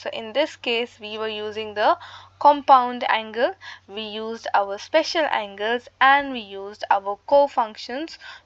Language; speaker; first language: English; non-native, local second language; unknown